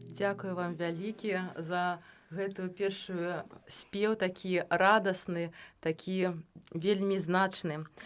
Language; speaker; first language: Belarusian; native; Belarusian